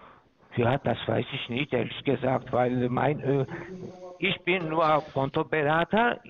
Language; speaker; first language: German; non-native, fluent; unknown